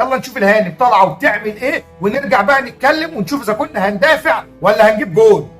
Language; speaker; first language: Arabic; native; Arabic